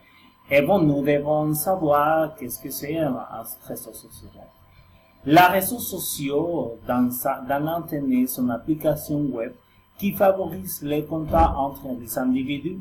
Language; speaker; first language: French; non-native, learner; Spanish